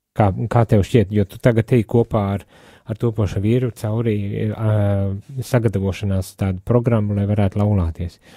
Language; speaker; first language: Latvian; native; Latvian